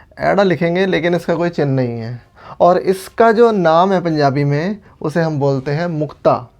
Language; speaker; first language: Hindi; non-native, local second language; Punjabi